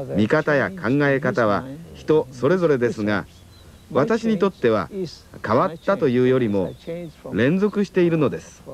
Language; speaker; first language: Japanese; non-native, fluent; Filipino